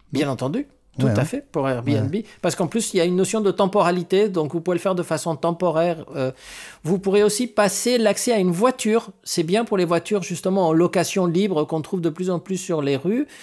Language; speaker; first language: French; non-native, fluent; Spanish